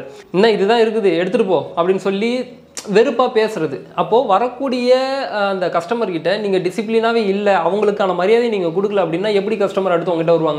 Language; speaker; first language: Tamil; native; Tamil